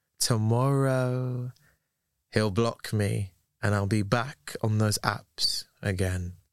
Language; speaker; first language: English; native; English